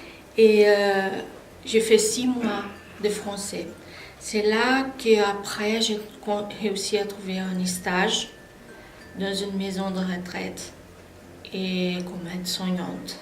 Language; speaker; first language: French; non-native, fluent; Portuguese